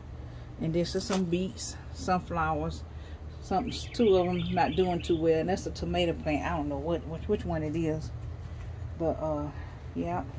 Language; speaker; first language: English; native; English